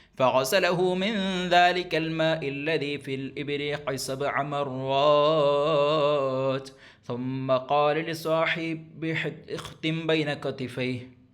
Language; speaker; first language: Arabic; non-native, fluent; Malayalam